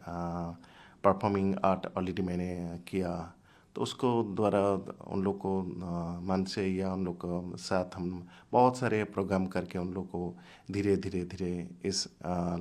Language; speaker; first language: Hindi; non-native, local second language; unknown